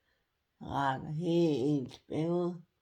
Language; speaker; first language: Danish; non-native, fluent; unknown